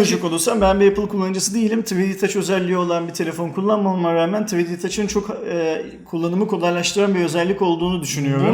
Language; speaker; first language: Turkish; native; Turkish